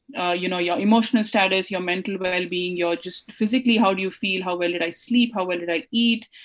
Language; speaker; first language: English; non-native, local second language; Hindi